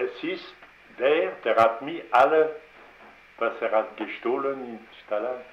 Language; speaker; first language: German; non-native, fluent; French